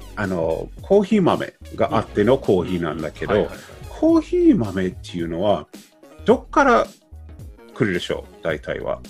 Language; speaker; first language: Japanese; non-native, fluent; English